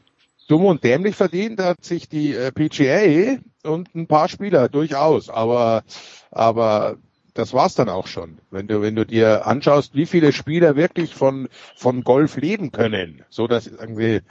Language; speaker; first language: German; native; German